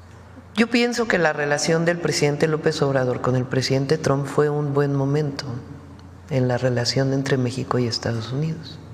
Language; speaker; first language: Spanish; native; Spanish